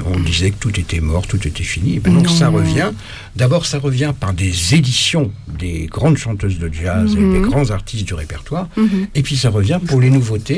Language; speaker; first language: French; native; French